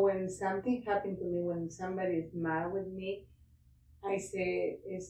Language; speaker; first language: English; non-native, learner; Spanish